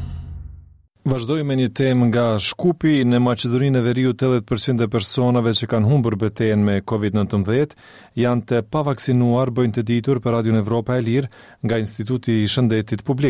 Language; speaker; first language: Albanian; native; Albanian